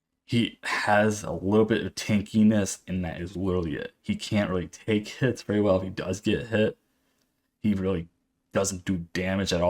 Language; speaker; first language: English; native; English